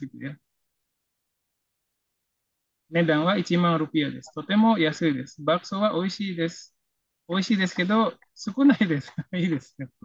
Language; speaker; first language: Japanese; non-native, fluent; Indonesian